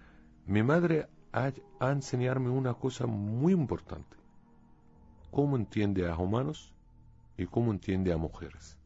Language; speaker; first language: Spanish; non-native, learner; Arabic